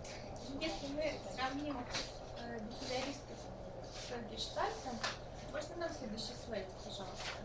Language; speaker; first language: Russian; native; Russian